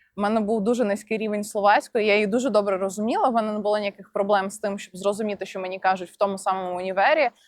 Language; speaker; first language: Ukrainian; non-native, local second language; Russian